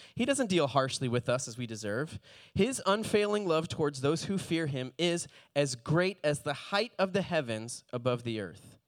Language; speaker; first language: English; native; English